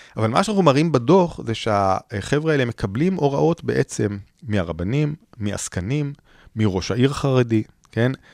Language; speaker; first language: Hebrew; native; Hebrew